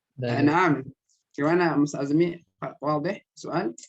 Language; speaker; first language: Arabic; non-native, fluent; Indonesian